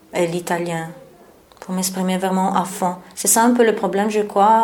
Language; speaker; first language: French; non-native, learner; Italian